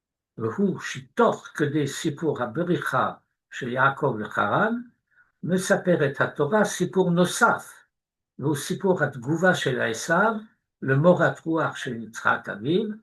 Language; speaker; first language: Hebrew; non-native, fluent; French